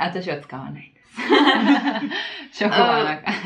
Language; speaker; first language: Japanese; non-native, fluent; Italian